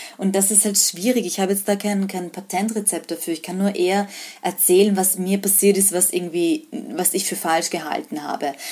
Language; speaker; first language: German; early bilingual, other home language; Serbian